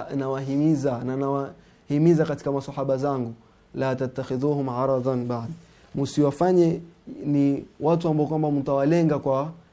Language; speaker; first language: Swahili; native; Swahili